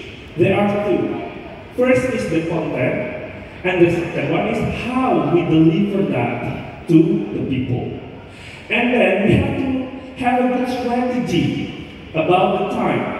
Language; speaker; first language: English; non-native, fluent; Indonesian